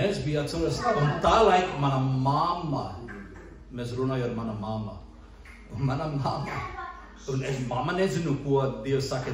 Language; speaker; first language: Latvian; non-native, learner; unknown